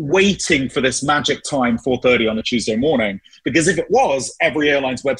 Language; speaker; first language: English; native; English